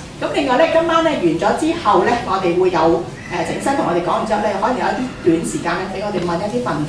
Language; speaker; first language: Cantonese; native; Cantonese